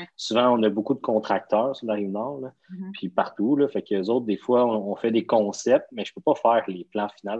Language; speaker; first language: French; native; French